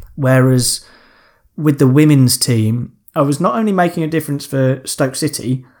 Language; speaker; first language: English; native; English